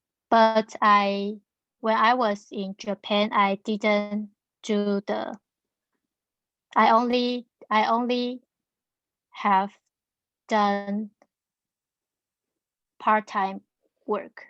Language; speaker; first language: English; non-native, learner; Chinese